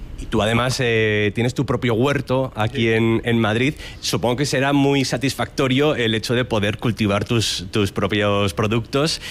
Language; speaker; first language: Spanish; native; Spanish